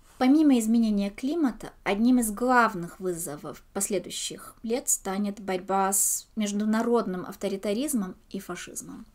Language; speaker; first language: Russian; early bilingual, heritage; Russian